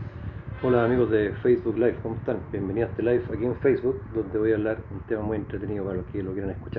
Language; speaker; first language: Spanish; native; Spanish